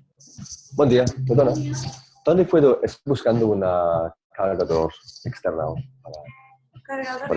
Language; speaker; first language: Spanish; non-native, learner; English